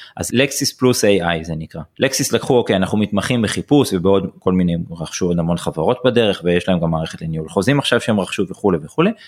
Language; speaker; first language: Hebrew; native; Hebrew